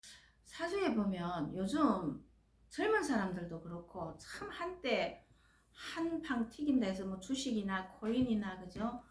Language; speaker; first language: Korean; native; Korean